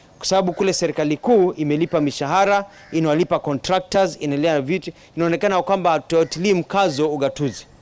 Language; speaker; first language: Swahili; non-native, local second language; Kamba